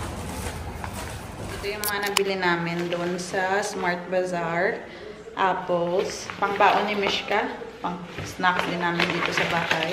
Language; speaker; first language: Filipino; non-native, local second language; Hiligaynon